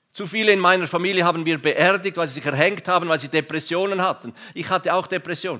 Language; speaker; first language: German; non-native, local second language; Romansh